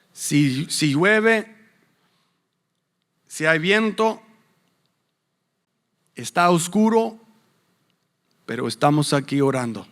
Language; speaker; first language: Spanish; non-native, fluent; English